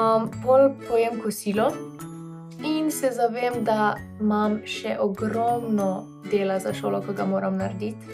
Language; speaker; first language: Slovenian; native; Slovenian